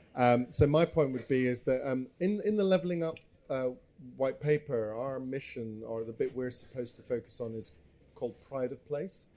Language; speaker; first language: English; native; English